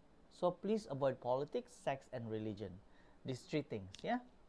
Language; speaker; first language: English; non-native, local second language; Malay